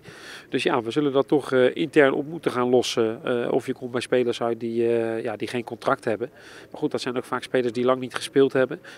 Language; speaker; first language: Dutch; native; Dutch